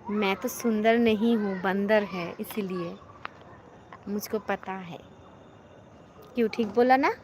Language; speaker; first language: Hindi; non-native, learner; Bangla